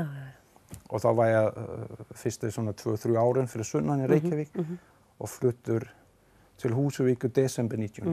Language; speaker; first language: Icelandic; non-native, fluent; Danish